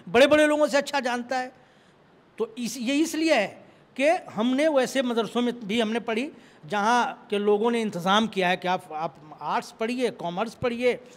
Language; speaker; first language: Hindi; native; Hindi